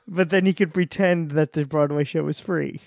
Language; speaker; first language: English; native; English